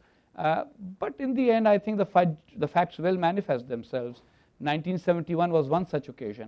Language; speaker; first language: English; non-native, local second language; Urdu